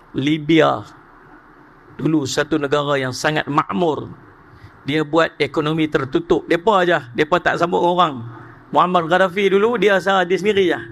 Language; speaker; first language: Malay; native; Malay